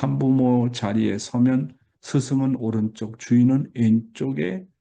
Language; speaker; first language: Korean; native; Korean